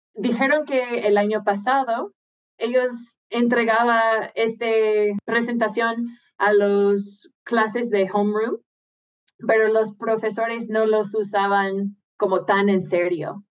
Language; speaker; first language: Spanish; non-native, fluent; English